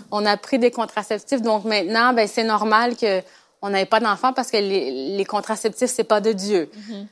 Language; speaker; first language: French; native; French